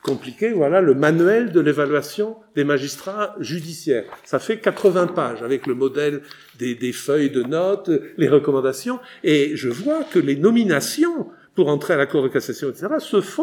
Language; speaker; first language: French; native; French